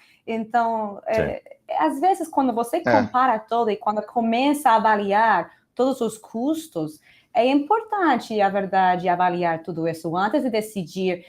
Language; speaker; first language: Portuguese; non-native, fluent; Spanish